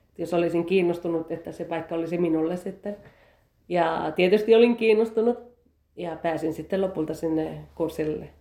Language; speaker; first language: Finnish; early bilingual, heritage; Finnish